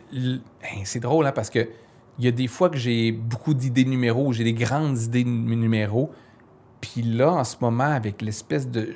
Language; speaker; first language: French; native; French